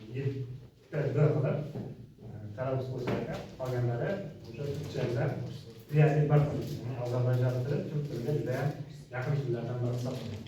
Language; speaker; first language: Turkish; non-native, learner; Uzbek